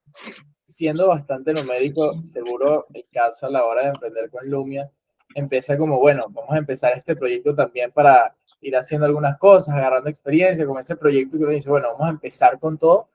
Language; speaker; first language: Spanish; native; Spanish